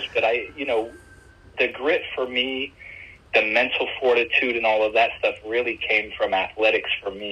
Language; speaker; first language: English; native; English